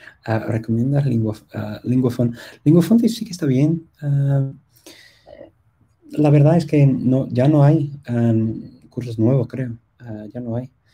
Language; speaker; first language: Spanish; non-native, fluent; English